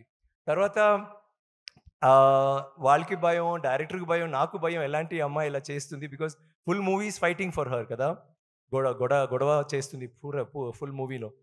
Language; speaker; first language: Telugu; non-native, learner; Tamil